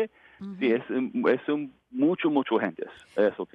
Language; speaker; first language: Spanish; non-native, learner; English